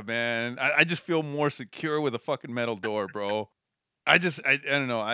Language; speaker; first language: English; early bilingual, other home language; Spanish